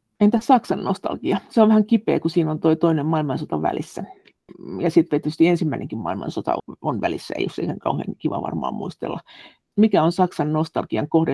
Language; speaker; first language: Finnish; native; Finnish